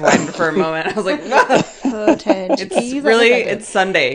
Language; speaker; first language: English; native; English